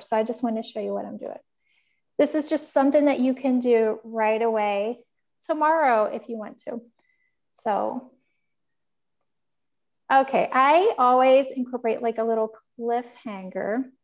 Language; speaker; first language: English; native; English